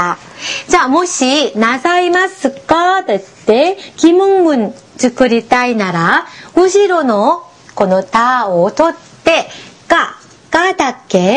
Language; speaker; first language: Japanese; non-native, fluent; Korean